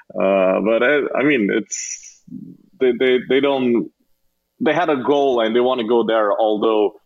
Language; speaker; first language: English; non-native, fluent; Slovenian